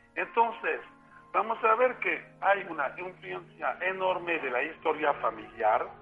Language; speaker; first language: Spanish; non-native, fluent; French